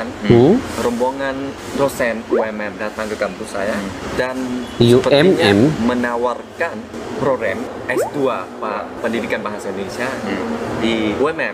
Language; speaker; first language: Indonesian; non-native, fluent; Vietnamese